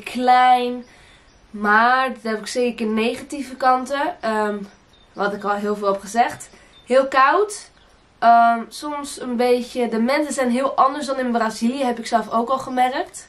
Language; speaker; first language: Dutch; early bilingual, other home language; Portuguese